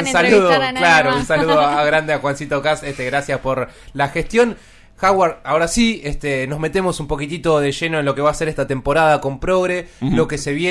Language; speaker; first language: Spanish; native; Spanish